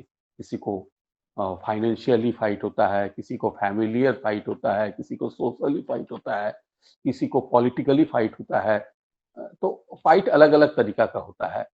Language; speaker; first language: Hindi; native; Hindi